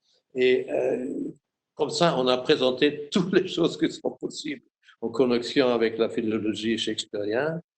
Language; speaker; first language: French; non-native, fluent; German